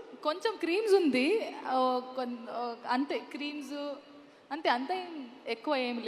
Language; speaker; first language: Telugu; non-native, learner; Kannada